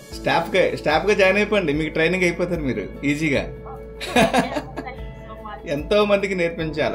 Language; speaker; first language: Telugu; native; Telugu